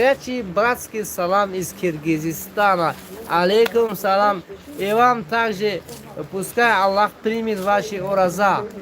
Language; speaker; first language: Russian; non-native, local second language; Tajik